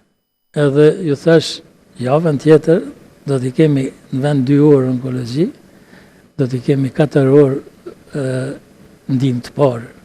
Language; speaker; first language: Albanian; native; Albanian